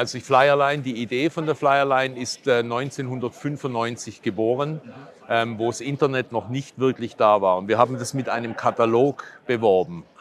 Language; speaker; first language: German; native; German